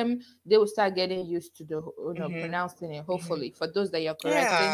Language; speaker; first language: English; non-native, local second language; Igbo